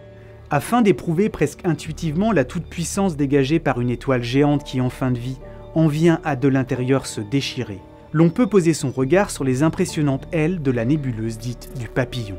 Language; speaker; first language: French; native; French